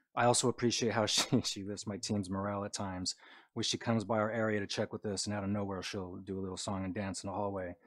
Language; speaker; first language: English; native; English